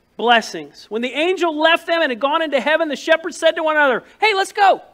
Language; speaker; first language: English; native; English